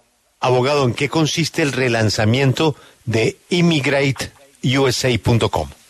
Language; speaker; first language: Spanish; native; Spanish